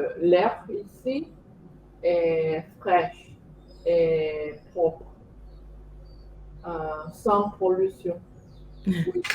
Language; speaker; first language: French; non-native, learner; Chinese